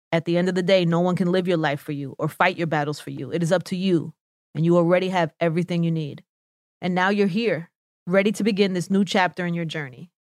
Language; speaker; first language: English; native; English